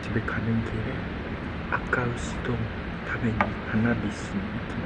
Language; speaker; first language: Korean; non-native, learner; Japanese